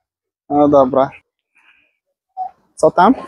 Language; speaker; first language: Polish; non-native, learner; English